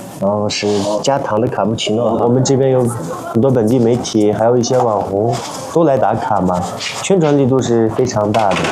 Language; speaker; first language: Chinese; non-native, local second language; Uyghur